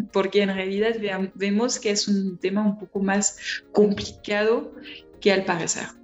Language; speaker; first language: Spanish; non-native, fluent; French